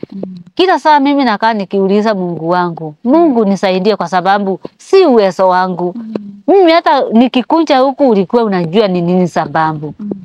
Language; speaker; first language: Swahili; non-native, local second language; Kikuyu